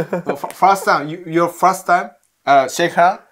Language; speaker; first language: English; non-native, learner; Japanese